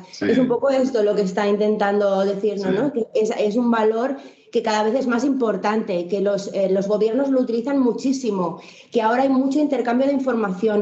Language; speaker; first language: Spanish; native; Spanish